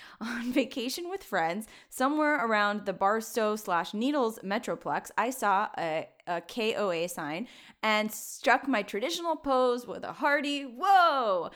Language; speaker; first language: English; early bilingual, other home language; Spanish